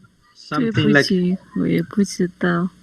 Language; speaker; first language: Chinese; non-native, learner; Indonesian